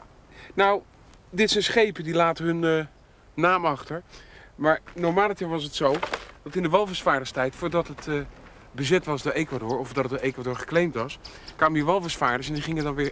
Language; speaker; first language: Dutch; native; Dutch